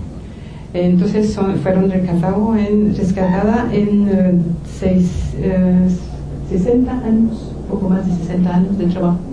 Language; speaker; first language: Spanish; non-native, fluent; French